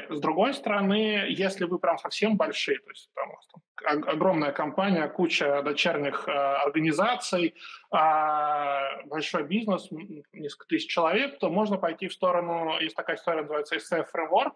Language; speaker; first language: Russian; native; Russian